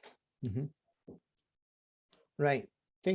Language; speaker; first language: English; non-native, fluent; Spanish